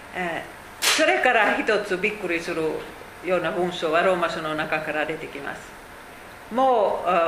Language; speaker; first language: Japanese; non-native, fluent; Finnish